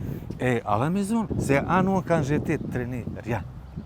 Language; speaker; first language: French; non-native, learner; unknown